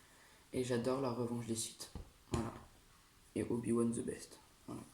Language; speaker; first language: French; native; French